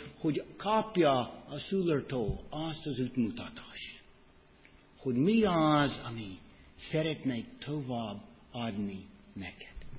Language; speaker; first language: Hungarian; non-native, fluent; English